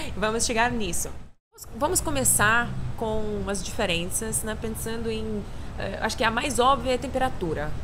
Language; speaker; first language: Portuguese; non-native, fluent; Russian